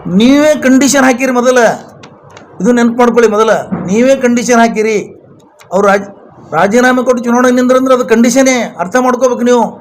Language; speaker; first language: Kannada; native; Kannada